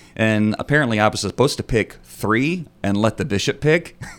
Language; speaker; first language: English; native; English